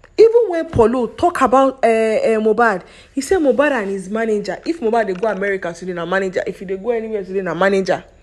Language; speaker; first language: Nigerian Pidgin; non-native, local second language; Yoruba